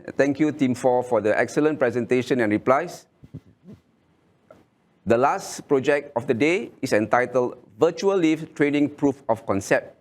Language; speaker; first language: English; non-native, local second language; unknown